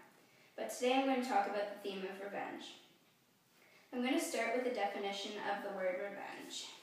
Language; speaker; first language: English; native; English